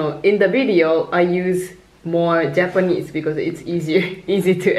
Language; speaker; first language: English; non-native, local second language; Japanese